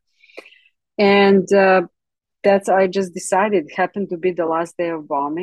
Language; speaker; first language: English; non-native, fluent; Serbian